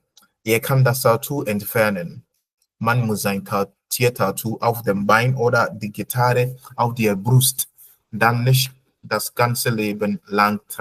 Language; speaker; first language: German; non-native, fluent; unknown